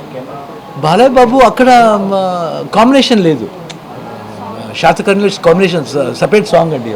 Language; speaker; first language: Telugu; non-native, learner; Kannada